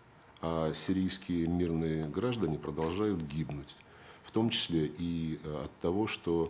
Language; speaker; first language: Russian; native; Russian